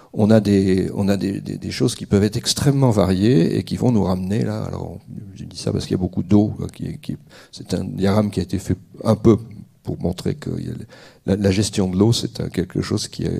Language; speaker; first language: French; native; French